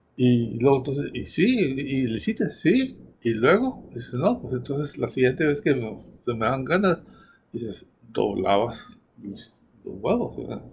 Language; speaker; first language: Spanish; early bilingual, heritage; Spanish